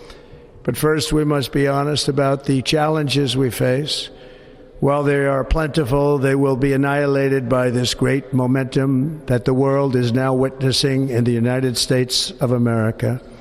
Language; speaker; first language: English; native; English